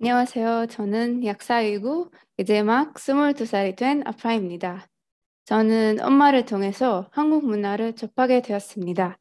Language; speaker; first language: Korean; non-native, learner; Arabic